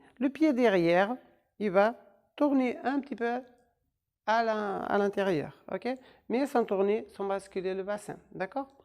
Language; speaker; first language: French; non-native, fluent; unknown